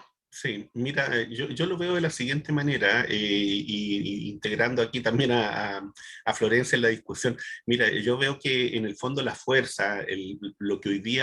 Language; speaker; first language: Spanish; native; Spanish